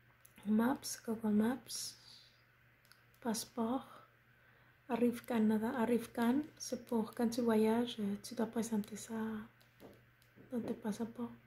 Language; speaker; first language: French; non-native, fluent; Spanish